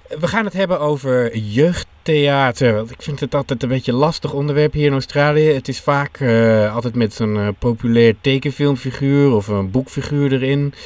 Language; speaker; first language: Dutch; native; Dutch